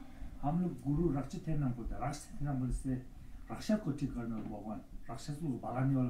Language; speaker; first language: Hindi; non-native, local second language; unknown